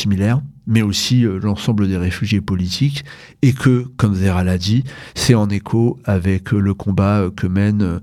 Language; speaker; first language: French; native; French